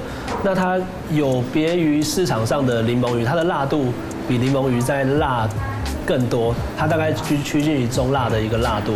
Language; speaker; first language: Chinese; native; Chinese